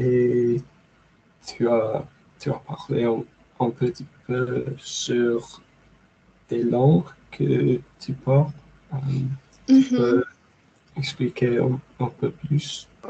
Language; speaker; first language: French; non-native, learner; English